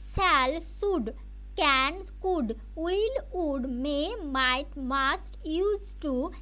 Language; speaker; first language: English; non-native, local second language; Bangla